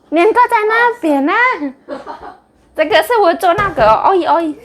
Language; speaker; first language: Chinese; non-native, learner; Javanese